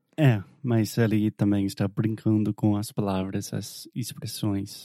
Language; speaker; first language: Portuguese; non-native, fluent; English